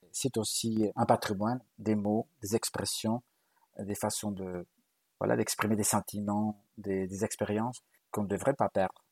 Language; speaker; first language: French; non-native, fluent; Galician